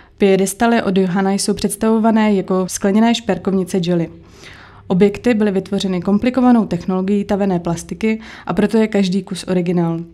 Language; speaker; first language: Czech; native; Czech